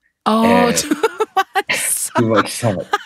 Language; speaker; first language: English; non-native, learner; Japanese